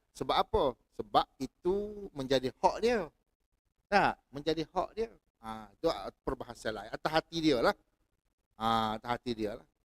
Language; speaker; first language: Malay; native; Malay